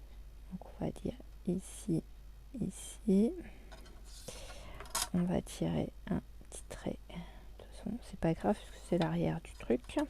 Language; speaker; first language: French; native; French